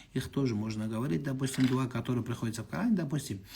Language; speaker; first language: Russian; non-native, local second language; Kazakh